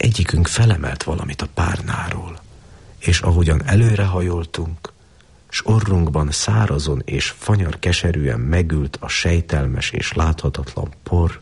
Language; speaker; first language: Hungarian; native; Hungarian